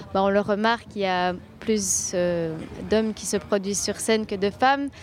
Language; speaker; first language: French; native; French